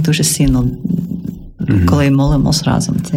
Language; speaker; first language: Ukrainian; non-native, learner; English